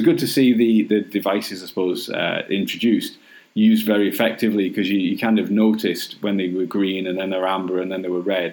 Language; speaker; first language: English; native; English